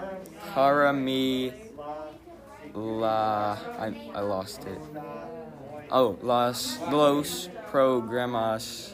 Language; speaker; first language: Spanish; non-native, learner; English